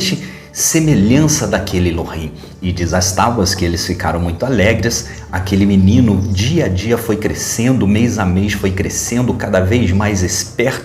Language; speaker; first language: Portuguese; native; Portuguese